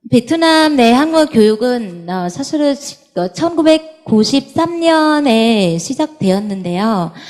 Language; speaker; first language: Korean; non-native, fluent; Vietnamese